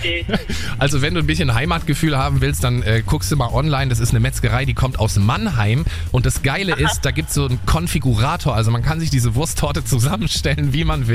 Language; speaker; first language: German; native; German